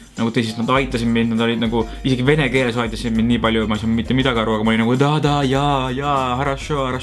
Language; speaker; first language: Estonian; early bilingual, heritage; Estonian